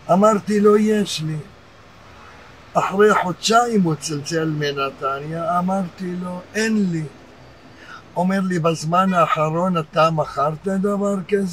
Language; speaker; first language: Hebrew; early bilingual, other home language; Arabic